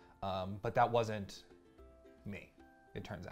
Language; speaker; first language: English; native; English